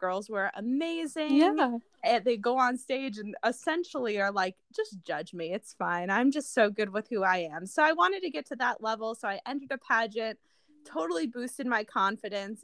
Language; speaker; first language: English; native; English